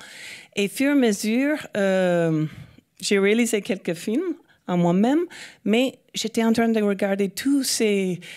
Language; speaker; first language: French; non-native, fluent; English